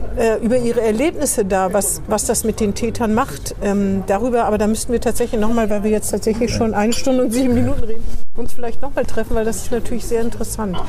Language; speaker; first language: German; native; German